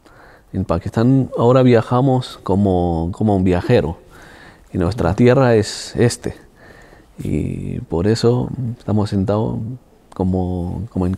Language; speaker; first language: Spanish; non-native, fluent; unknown